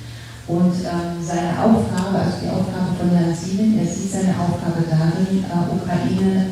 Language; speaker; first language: German; non-native, fluent; Russian